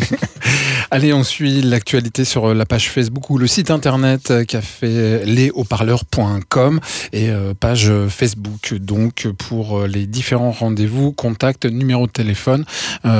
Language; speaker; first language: French; native; French